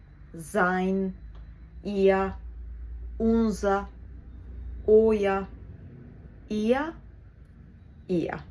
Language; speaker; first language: German; non-native, fluent; Georgian